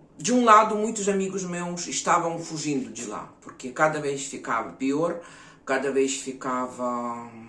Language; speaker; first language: Portuguese; early bilingual, other home language; Ukrainian